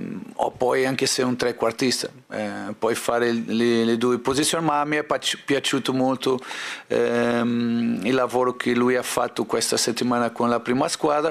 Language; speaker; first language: Italian; non-native, fluent; Portuguese